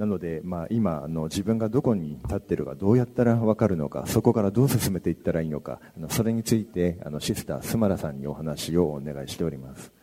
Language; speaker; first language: Japanese; native; Japanese